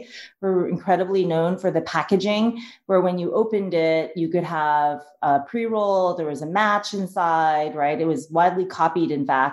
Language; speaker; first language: English; native; English